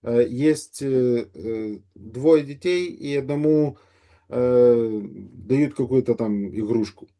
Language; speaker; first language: Russian; native; Russian